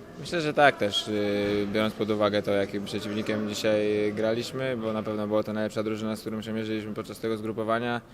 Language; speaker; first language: Polish; native; Polish